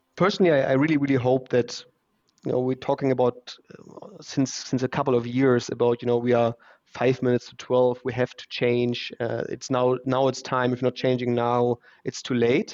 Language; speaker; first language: English; non-native, fluent; German